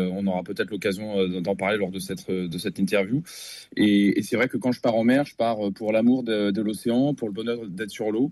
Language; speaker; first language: French; native; French